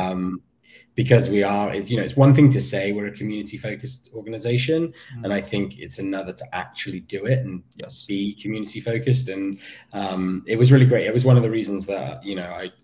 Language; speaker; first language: English; native; English